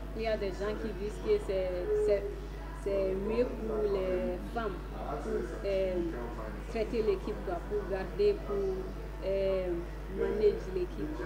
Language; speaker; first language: French; non-native, learner; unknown